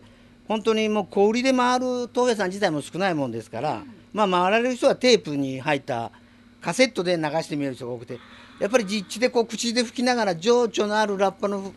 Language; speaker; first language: Japanese; native; Japanese